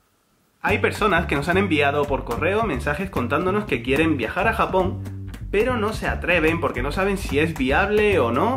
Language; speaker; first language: Spanish; native; Spanish